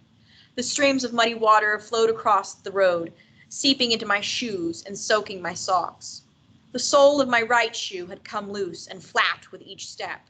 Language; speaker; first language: English; native; English